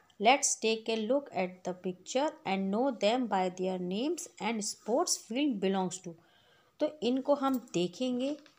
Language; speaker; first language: Hindi; native; Hindi